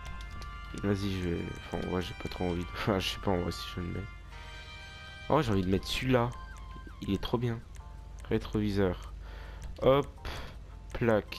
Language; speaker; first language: French; native; French